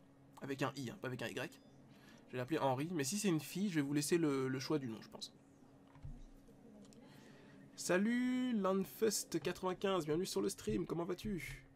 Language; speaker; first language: French; native; French